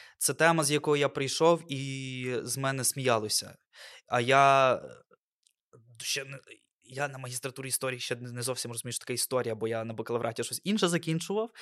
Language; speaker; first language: Ukrainian; non-native, local second language; Russian